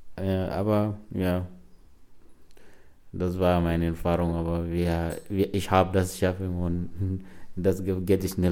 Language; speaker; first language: German; non-native, learner; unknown